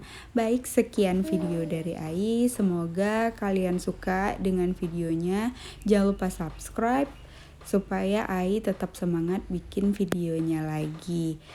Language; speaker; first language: Indonesian; native; Indonesian